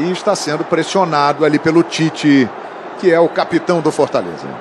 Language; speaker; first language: Portuguese; native; Portuguese